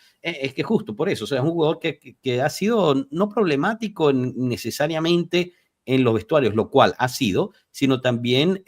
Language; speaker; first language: Spanish; native; Spanish